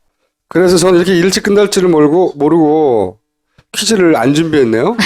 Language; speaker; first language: Korean; native; Korean